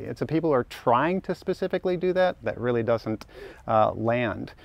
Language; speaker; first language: English; native; English